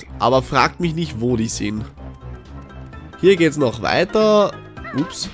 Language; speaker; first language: German; native; German